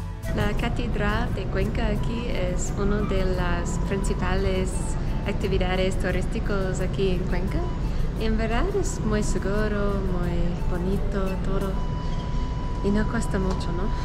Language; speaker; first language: Spanish; non-native, learner; English